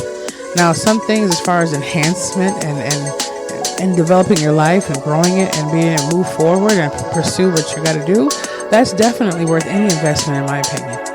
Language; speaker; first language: English; native; English